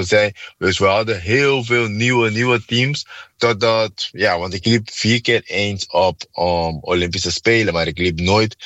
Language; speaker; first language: Dutch; non-native, fluent; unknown